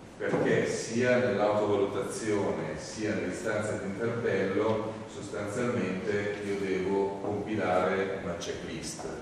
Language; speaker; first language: Italian; native; Italian